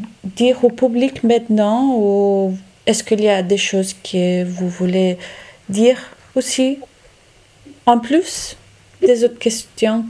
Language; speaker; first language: French; non-native, local second language; Italian